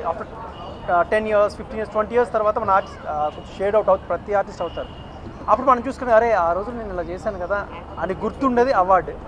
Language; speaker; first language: Telugu; native; Telugu